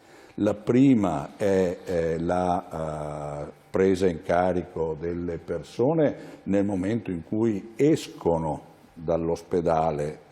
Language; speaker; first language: Italian; native; Italian